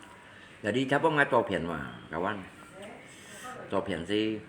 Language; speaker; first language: Indonesian; non-native, local second language; Hakka Chinese